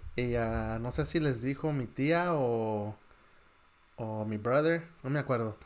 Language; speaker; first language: Spanish; early bilingual, heritage; Spanish